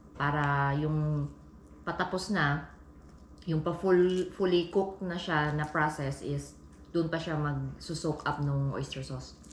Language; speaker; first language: Filipino; non-native, local second language; Cebuano